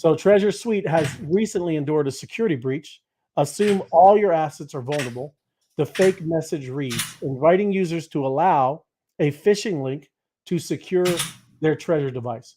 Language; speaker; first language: English; native; English